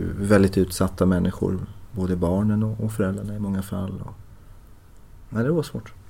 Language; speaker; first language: Swedish; early bilingual, other home language; Persian